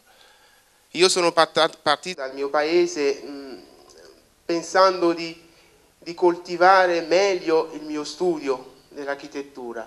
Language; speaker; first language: Italian; non-native, fluent; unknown